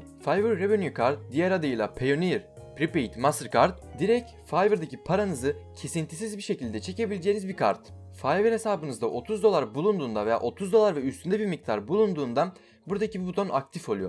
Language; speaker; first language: Turkish; native; Turkish